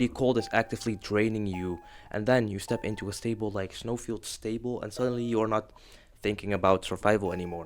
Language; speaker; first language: English; non-native, fluent; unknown